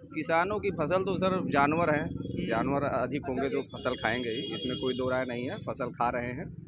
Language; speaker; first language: Hindi; native; Hindi